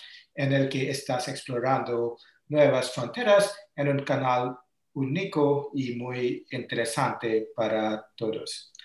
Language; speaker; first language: Spanish; non-native, learner; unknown